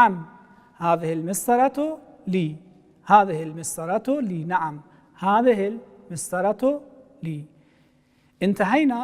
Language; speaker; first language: Arabic; non-native, fluent; Persian